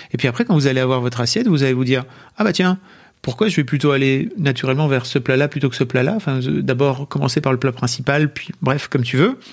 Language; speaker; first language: French; native; French